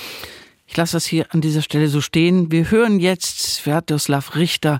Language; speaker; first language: German; native; German